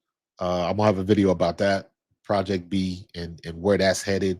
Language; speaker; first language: English; native; English